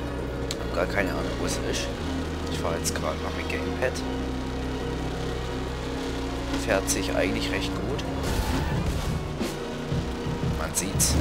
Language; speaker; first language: German; native; German